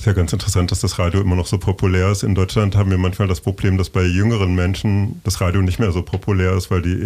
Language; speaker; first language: German; native; German